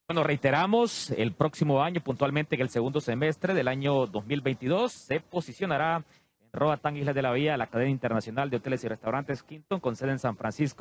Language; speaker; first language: Spanish; native; Spanish